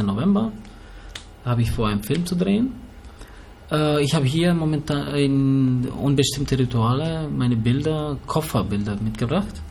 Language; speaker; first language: German; early bilingual, other home language; Albanian